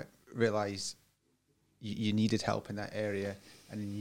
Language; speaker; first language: English; native; English